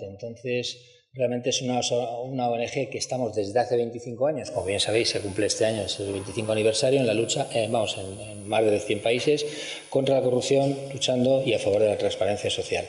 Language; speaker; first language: Spanish; native; Spanish